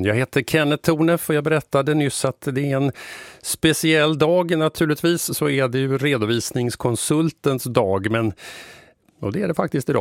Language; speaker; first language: Swedish; native; Swedish